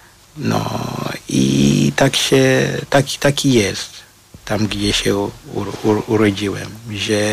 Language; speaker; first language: Polish; non-native, fluent; Shona